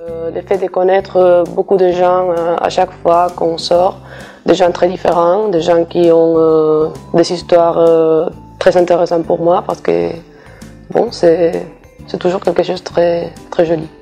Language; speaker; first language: French; non-native, fluent; Spanish